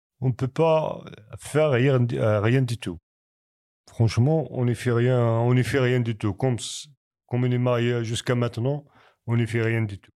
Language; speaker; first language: French; non-native, learner; Kabyle